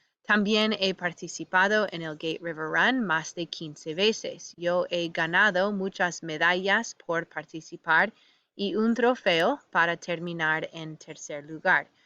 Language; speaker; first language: Spanish; non-native, fluent; English